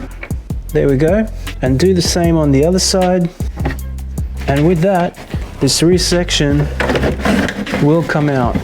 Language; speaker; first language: English; native; English